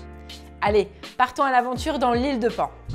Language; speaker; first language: French; native; French